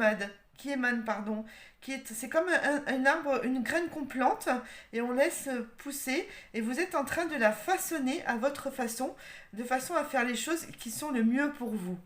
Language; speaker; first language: French; native; French